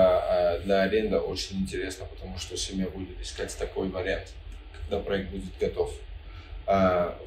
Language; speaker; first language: Russian; non-native, fluent; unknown